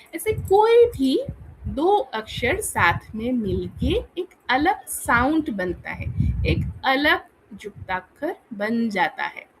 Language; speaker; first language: Hindi; non-native, local second language; Bangla